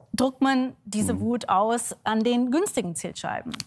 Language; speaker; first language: German; non-native, fluent; Yiddish